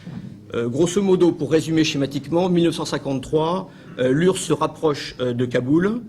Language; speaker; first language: French; native; French